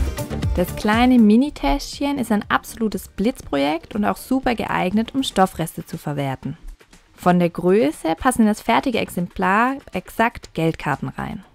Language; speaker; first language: German; native; German